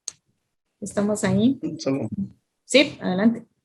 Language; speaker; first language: Spanish; native; Spanish